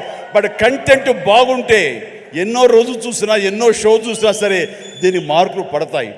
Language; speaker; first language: Telugu; native; Telugu